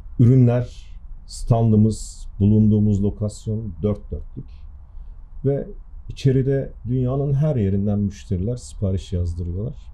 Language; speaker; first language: Turkish; native; Turkish